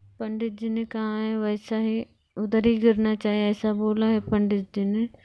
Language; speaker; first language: Hindi; non-native, local second language; Telugu